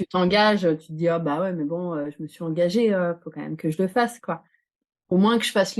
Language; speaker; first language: French; native; French